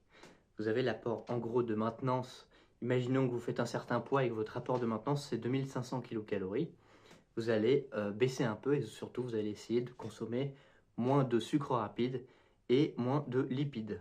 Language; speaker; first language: French; native; French